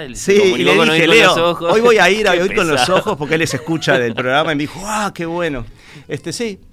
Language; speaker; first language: Spanish; native; Spanish